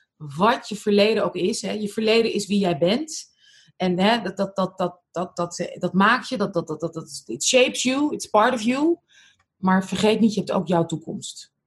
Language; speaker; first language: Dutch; early bilingual, other home language; Arabic